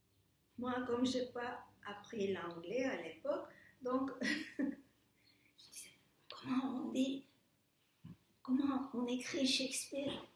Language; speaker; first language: French; non-native, fluent; Turkish